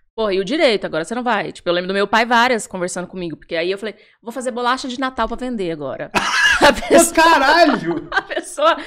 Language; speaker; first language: Portuguese; native; Portuguese